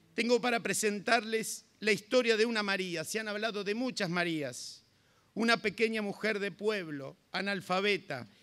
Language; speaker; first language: Spanish; native; Spanish